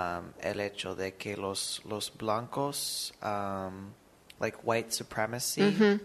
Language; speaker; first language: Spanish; non-native, fluent; English